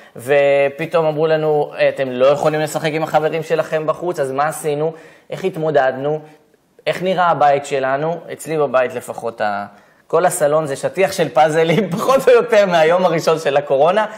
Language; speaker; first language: Hebrew; native; Hebrew